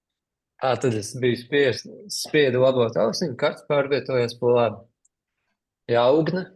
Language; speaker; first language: Latvian; native; Latvian